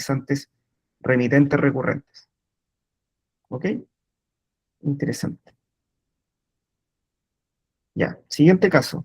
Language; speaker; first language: Spanish; native; Spanish